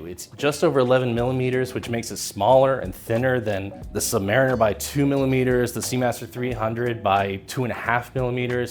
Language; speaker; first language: English; native; English